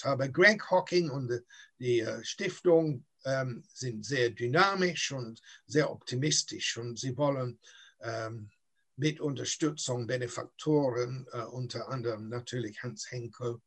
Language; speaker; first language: German; non-native, fluent; English